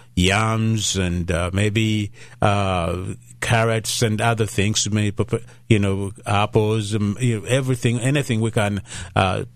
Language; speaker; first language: English; non-native, local second language; Ganda